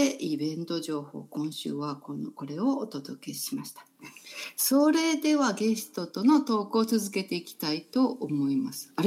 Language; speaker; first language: Japanese; native; Japanese